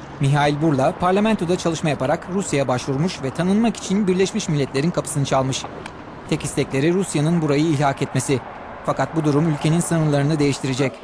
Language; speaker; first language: Turkish; native; Turkish